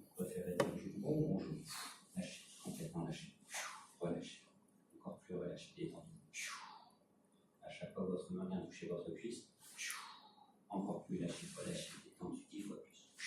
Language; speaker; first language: French; native; French